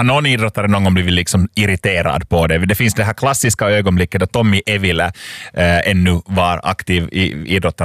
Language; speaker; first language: Swedish; native; Swedish